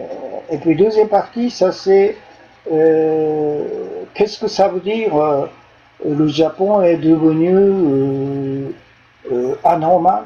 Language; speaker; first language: French; non-native, fluent; Japanese